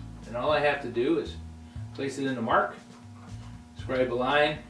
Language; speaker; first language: English; native; English